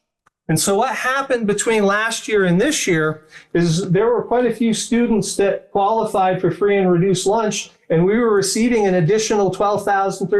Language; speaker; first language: English; native; English